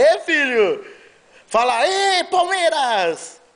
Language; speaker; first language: Portuguese; native; Portuguese